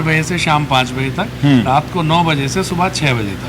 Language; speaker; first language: Hindi; native; Hindi